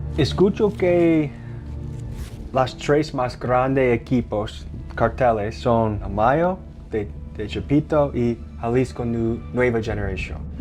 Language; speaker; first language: Spanish; non-native, learner; English